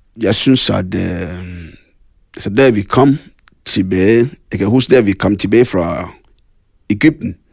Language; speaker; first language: Danish; non-native, fluent; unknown